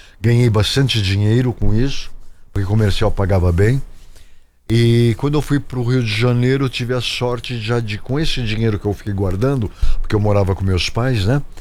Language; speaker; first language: Portuguese; native; Portuguese